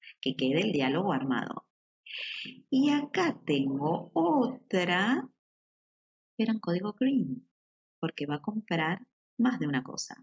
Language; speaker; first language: Spanish; native; Spanish